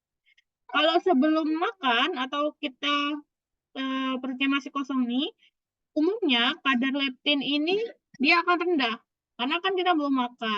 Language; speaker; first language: Indonesian; native; Indonesian